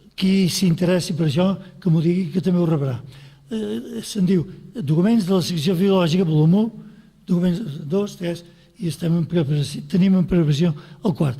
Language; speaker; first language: Catalan; native; Catalan